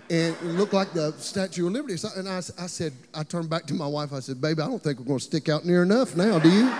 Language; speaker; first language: English; native; English